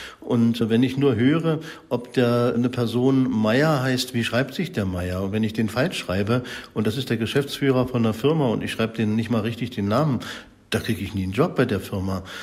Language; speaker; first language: German; native; German